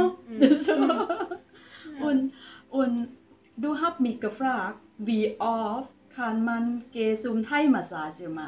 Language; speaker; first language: German; non-native, learner; Thai